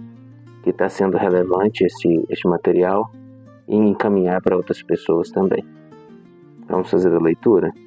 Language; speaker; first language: Portuguese; native; Portuguese